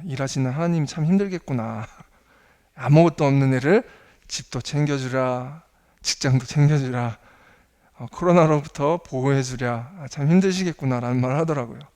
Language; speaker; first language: Korean; early bilingual, heritage; Korean